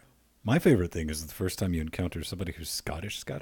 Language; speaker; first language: English; native; English